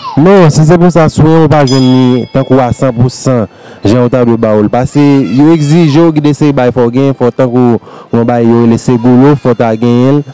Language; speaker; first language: Haitian Creole; native; Haitian Creole